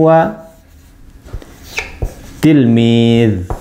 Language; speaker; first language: Arabic; non-native, learner; Indonesian